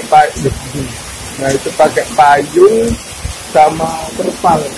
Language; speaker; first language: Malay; non-native, local second language; Javanese